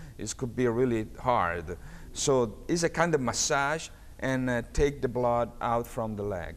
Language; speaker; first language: English; non-native, learner; Italian